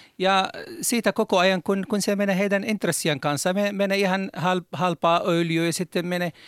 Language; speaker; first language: Finnish; non-native, learner; Arabic